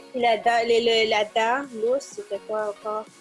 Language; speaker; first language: French; native; French